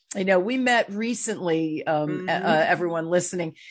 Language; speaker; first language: English; native; English